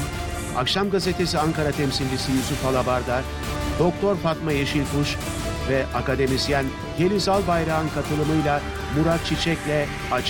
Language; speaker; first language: Turkish; native; Turkish